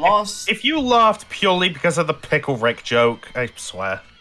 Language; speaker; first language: English; native; English